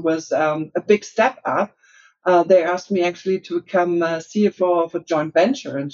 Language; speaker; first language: English; non-native, fluent; German